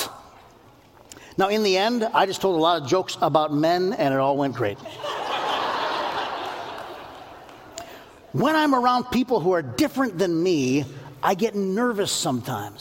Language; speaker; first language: English; native; English